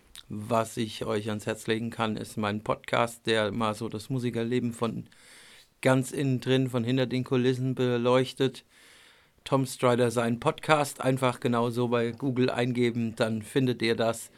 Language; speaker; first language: German; native; German